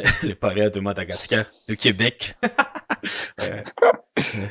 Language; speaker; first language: French; non-native, local second language; Malagasy